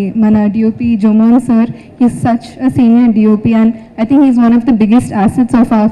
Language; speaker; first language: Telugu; non-native, fluent; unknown